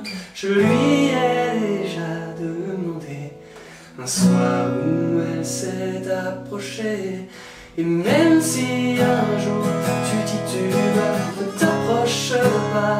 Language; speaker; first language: French; native; French